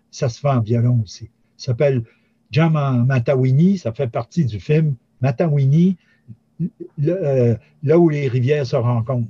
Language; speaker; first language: French; native; French